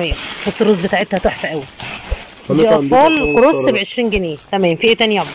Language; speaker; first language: Arabic; native; Arabic